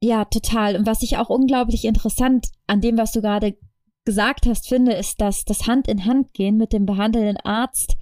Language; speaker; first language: German; native; German